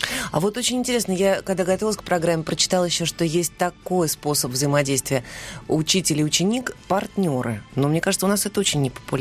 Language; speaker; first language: Russian; native; Russian